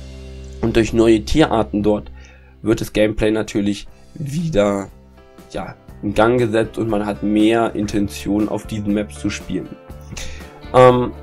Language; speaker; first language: German; native; German